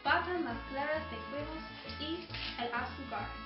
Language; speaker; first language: Spanish; non-native, learner; English